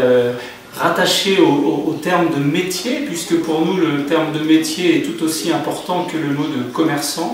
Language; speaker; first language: French; native; French